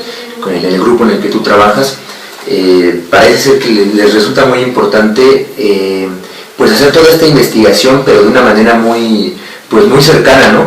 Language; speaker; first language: Spanish; native; Spanish